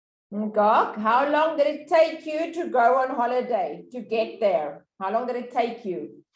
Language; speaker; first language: English; non-native, fluent; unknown